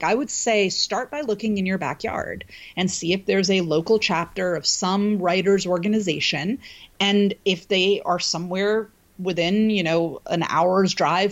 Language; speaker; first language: English; native; English